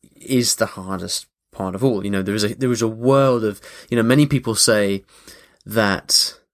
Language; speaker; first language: English; native; English